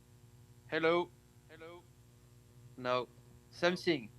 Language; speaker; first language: English; non-native, learner; French